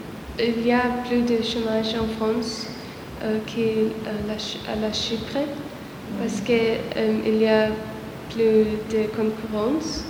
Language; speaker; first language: French; non-native, learner; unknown